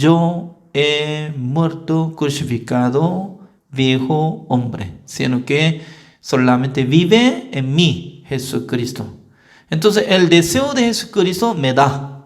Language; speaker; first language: Spanish; non-native, learner; Korean